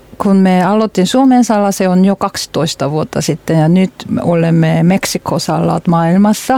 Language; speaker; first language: Finnish; non-native, learner; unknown